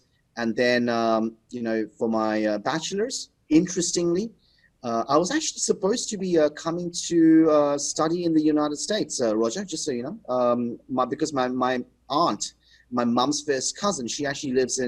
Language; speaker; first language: English; non-native, local second language; Bangla